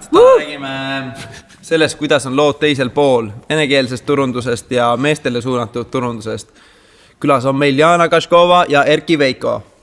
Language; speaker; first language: Estonian; native; Estonian